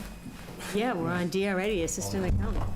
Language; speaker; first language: English; native; English